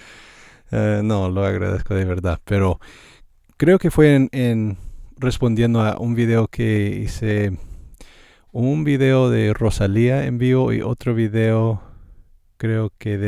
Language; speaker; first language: Spanish; non-native, fluent; English